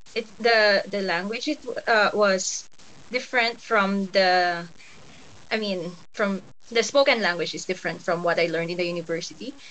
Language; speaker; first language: English; non-native, local second language; Cebuano